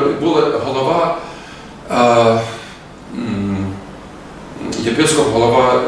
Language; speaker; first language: Ukrainian; early bilingual, heritage; Ukrainian